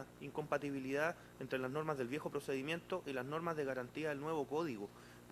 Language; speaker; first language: Spanish; native; Spanish